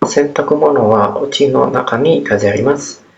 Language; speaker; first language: Japanese; non-native, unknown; Indonesian